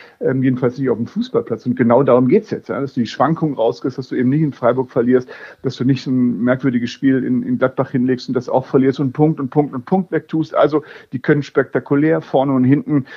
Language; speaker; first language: German; native; German